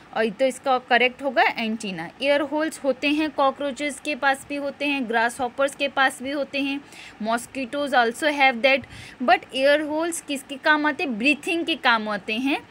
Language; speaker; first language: Hindi; non-native, local second language; Gujarati